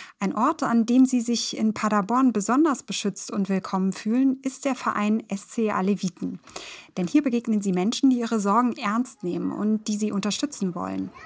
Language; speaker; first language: German; native; German